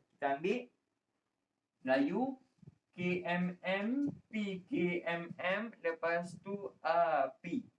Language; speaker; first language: Malay; native; Malay